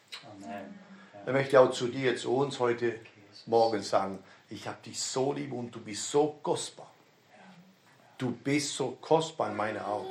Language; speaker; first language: German; non-native, fluent; Romanian